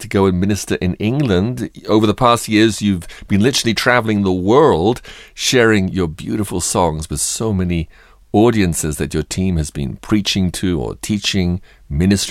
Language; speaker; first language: English; native; English